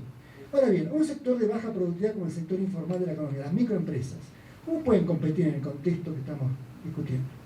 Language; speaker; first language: Spanish; native; Spanish